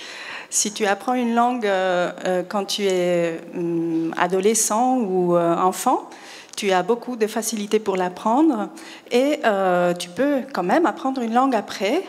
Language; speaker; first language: French; non-native, fluent; Spanish